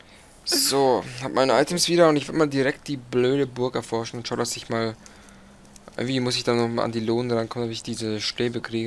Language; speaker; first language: German; native; German